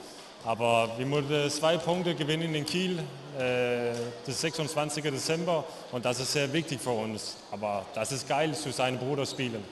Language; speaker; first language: German; non-native, learner; Danish